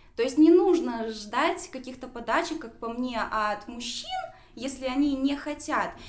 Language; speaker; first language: Russian; native; Russian